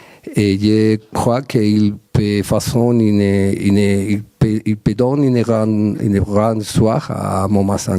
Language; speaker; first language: French; non-native, learner; Spanish